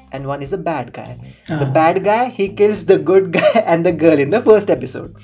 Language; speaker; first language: English; non-native, local second language; Hindi